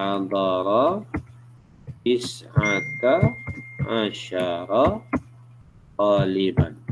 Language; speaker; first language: Arabic; non-native, fluent; Malay